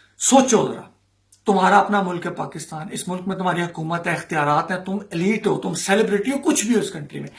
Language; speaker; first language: Urdu; native; Urdu